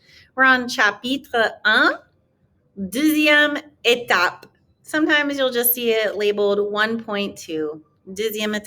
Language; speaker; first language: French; non-native, fluent; English